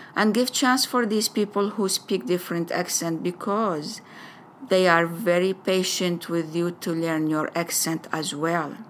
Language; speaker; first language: English; non-native, fluent; Arabic